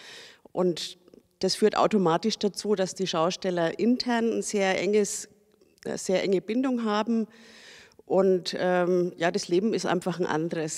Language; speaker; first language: German; native; German